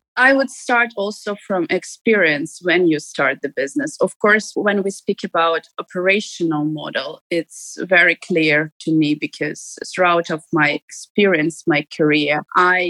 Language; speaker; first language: English; non-native, fluent; Ukrainian